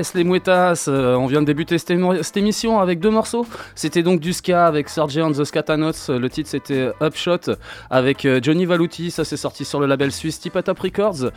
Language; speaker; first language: French; native; French